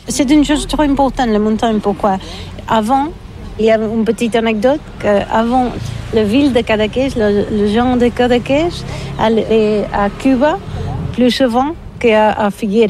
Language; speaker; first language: French; non-native, learner; Catalan